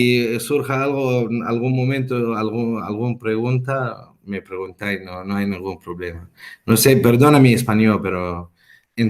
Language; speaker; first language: Spanish; non-native, fluent; Arabic